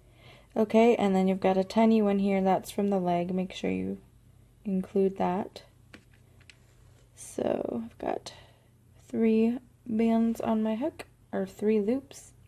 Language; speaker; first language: English; native; English